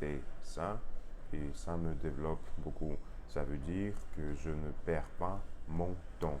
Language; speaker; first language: French; non-native, learner; Russian